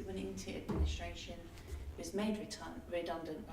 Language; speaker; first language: English; native; English